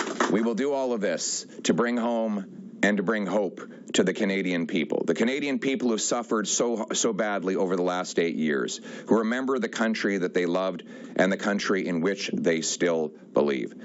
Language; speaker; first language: English; native; English